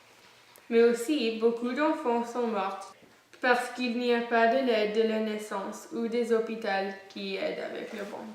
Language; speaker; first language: French; non-native, learner; English